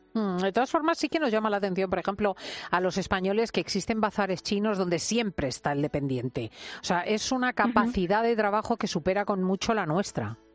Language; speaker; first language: Spanish; native; Spanish